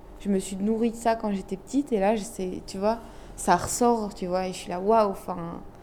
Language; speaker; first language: French; early bilingual, other home language; Arabic